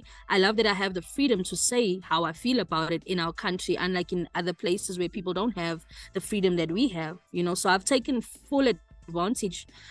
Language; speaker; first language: English; native; English